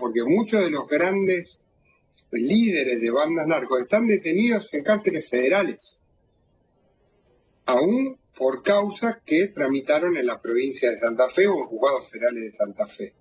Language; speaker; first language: Spanish; native; Spanish